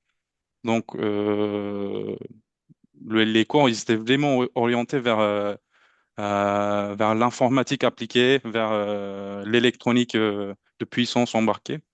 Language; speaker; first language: French; non-native, fluent; Turkish